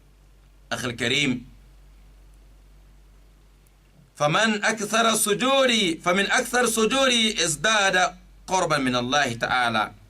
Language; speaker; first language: Arabic; non-native, fluent; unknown